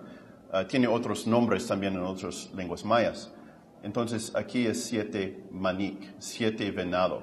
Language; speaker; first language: Spanish; non-native, fluent; English